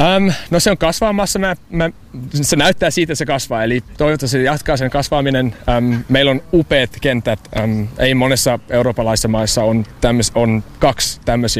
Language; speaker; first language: Finnish; non-native, learner; English